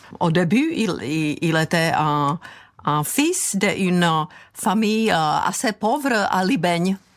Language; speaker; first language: French; non-native, fluent; Czech